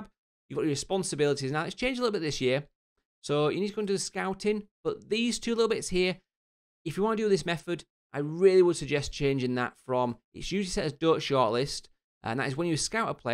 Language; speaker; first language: English; native; English